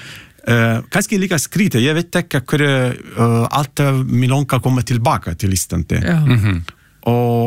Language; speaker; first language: Icelandic; non-native, learner; Italian